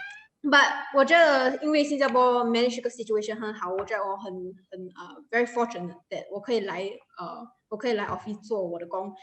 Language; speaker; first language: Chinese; non-native, local second language; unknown